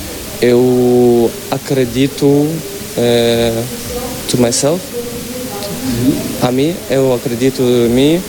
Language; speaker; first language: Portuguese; non-native, learner; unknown